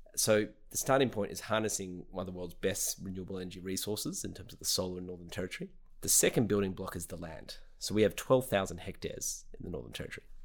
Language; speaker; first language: English; native; English